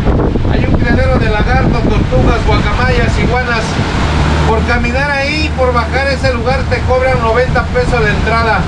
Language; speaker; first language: Spanish; native; Spanish